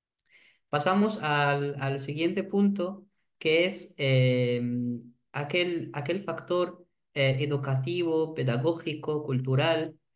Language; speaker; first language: Spanish; non-native, fluent; Arabic